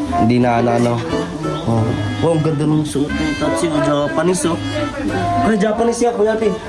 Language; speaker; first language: Filipino; non-native, local second language; Cebuano